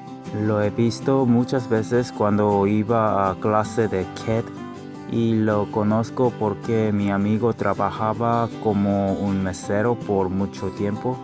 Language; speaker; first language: Spanish; non-native, learner; Korean